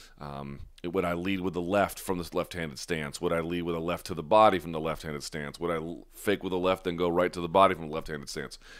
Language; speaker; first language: English; native; English